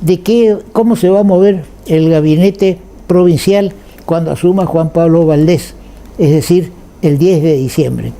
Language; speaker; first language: Spanish; native; Spanish